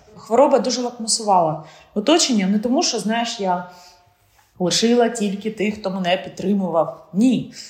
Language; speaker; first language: Ukrainian; non-native, local second language; Russian